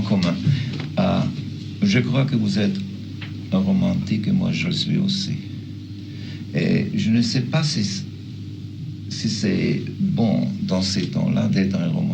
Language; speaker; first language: French; non-native, fluent; German